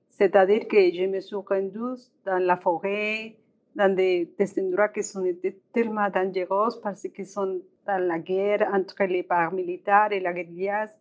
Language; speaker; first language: French; non-native, learner; Spanish